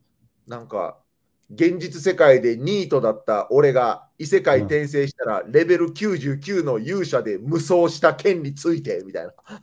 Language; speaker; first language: Japanese; native; Japanese